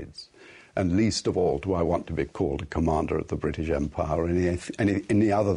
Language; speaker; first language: English; native; English